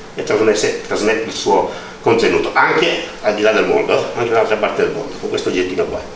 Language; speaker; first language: Italian; native; Italian